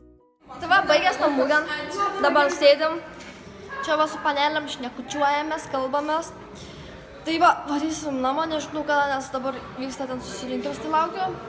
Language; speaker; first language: Lithuanian; native; Lithuanian